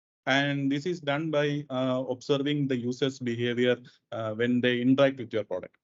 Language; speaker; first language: English; non-native, local second language; Malayalam